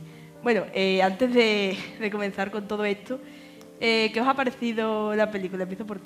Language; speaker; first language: Spanish; native; Spanish